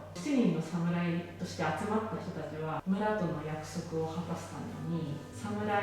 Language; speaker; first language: Japanese; native; Japanese